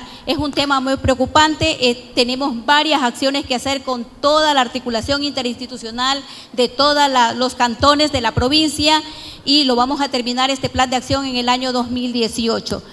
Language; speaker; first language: Spanish; native; Spanish